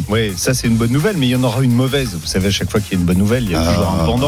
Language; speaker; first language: French; native; French